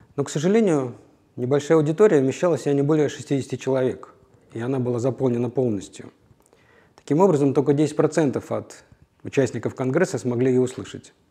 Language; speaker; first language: Russian; native; Russian